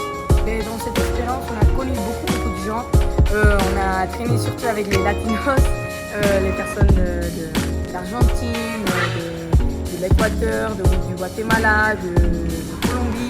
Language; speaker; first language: French; non-native, fluent; Spanish